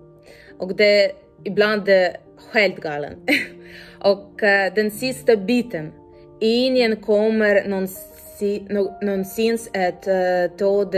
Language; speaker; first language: Swedish; non-native, learner; Ukrainian